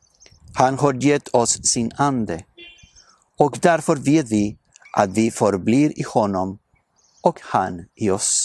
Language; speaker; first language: Swedish; non-native, fluent; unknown